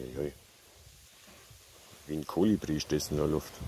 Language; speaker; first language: German; native; German